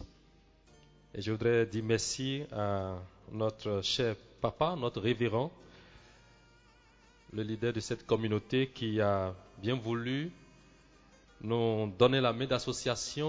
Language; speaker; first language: French; non-native, local second language; Swahili